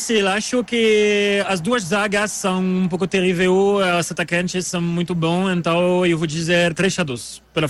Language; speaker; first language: Portuguese; non-native, learner; French